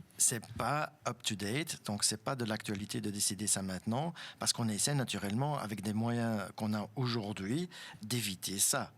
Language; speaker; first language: French; non-native, local second language; German